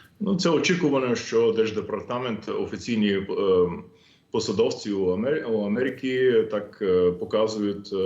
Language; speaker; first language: Ukrainian; non-native, fluent; English